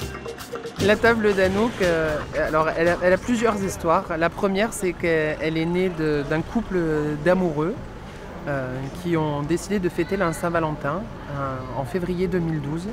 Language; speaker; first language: French; native; French